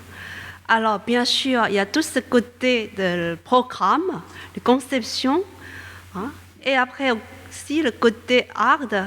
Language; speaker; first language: French; non-native, fluent; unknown